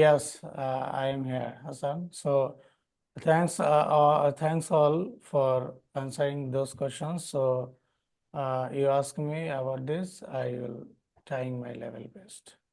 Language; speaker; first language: English; non-native, learner; Bangla